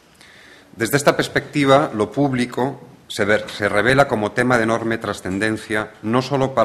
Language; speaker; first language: Spanish; native; Spanish